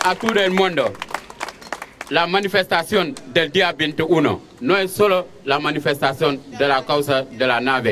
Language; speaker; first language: Spanish; non-native, fluent; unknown